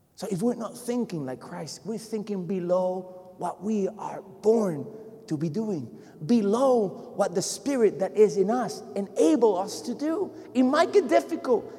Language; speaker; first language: English; non-native, fluent; Spanish